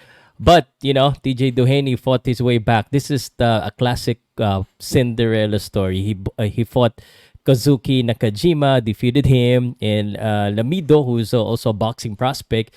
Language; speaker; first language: English; non-native, local second language; Filipino